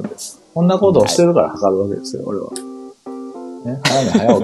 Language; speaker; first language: Japanese; native; Japanese